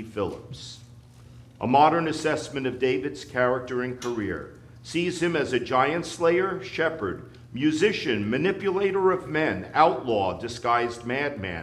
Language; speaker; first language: English; native; English